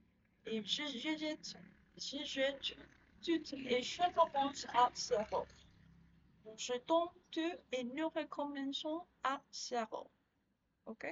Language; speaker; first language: French; non-native, learner; Spanish